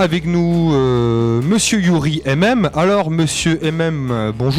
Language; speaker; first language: French; native; French